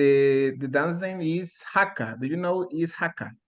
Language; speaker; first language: English; non-native, learner; Spanish